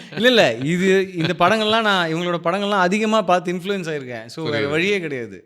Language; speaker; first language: Tamil; native; Tamil